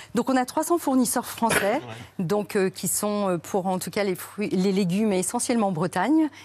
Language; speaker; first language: French; native; French